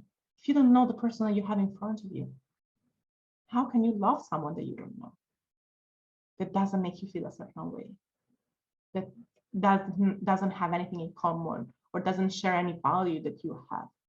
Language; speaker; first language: English; non-native, fluent; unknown